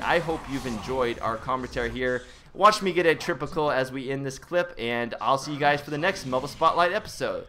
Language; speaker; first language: English; native; English